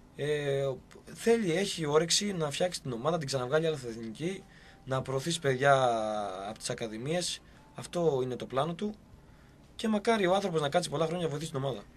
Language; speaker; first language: Greek; native; Greek